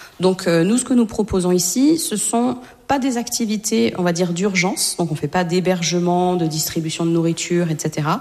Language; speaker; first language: French; native; French